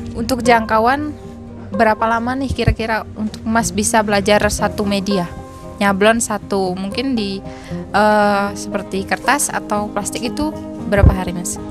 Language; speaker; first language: Indonesian; native; Indonesian